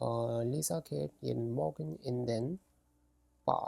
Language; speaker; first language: German; non-native, learner; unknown